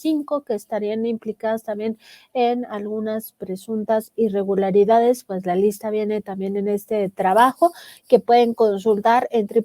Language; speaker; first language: Spanish; native; Spanish